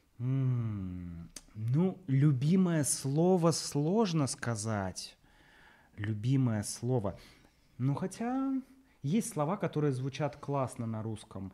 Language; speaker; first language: Russian; native; Russian